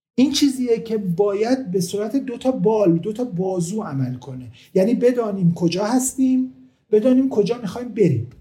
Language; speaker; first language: Persian; native; Persian